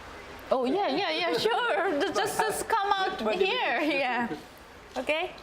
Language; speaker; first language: English; non-native, learner; Korean